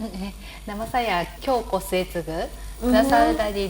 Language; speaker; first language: Indonesian; non-native, learner; Japanese